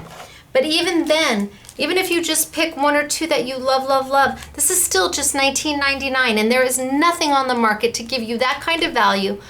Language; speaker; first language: English; native; English